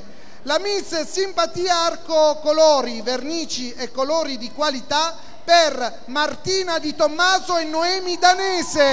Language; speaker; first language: Italian; native; Italian